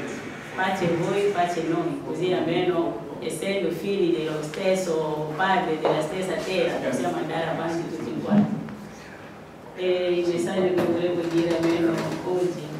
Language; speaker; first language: Italian; non-native, fluent; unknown